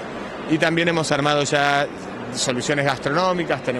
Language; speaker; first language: Spanish; native; Spanish